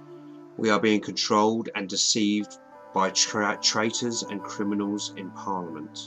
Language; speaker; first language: English; native; English